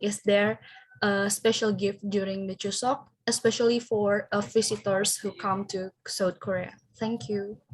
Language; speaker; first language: English; non-native, fluent; Indonesian